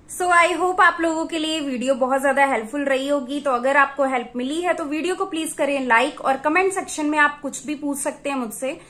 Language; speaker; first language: Hindi; native; Hindi